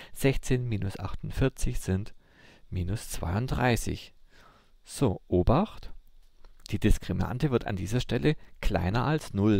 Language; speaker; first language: German; native; German